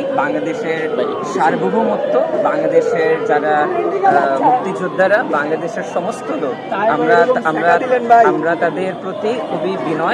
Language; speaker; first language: Bangla; non-native, learner; Urdu